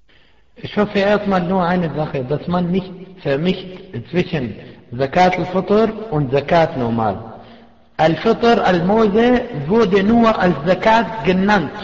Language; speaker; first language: German; non-native, fluent; Arabic